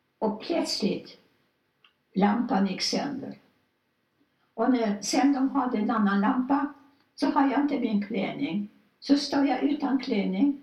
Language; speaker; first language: Swedish; non-native, fluent; Polish